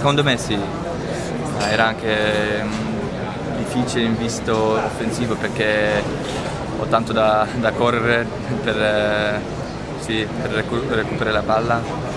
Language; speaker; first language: Italian; non-native, learner; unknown